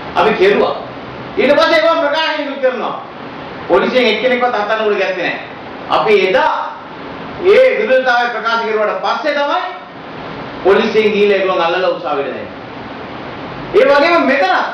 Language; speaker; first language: Sinhala; non-native, local second language; Tamil